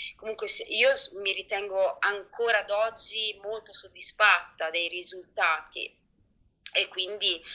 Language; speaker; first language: Italian; native; Italian